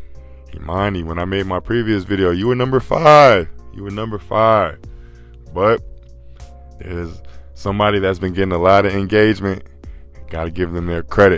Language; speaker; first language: English; native; English